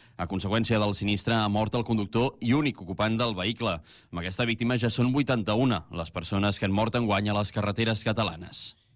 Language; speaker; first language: Catalan; native; Catalan